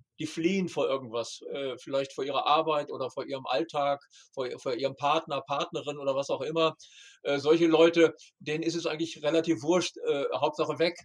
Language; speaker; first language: German; native; German